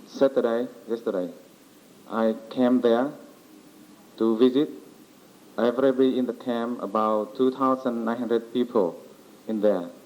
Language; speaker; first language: English; non-native, learner; Vietnamese